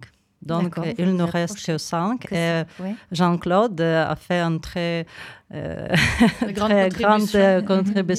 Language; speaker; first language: French; non-native, fluent; Ukrainian